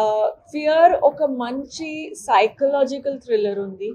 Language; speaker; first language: Telugu; non-native, local second language; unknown